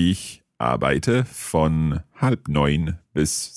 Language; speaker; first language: German; non-native, learner; English